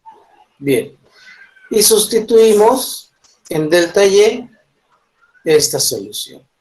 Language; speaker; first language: Spanish; native; Spanish